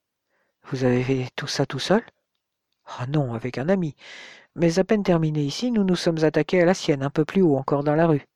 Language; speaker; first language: French; native; French